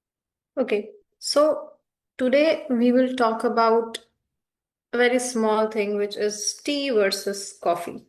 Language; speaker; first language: English; non-native, local second language; Hindi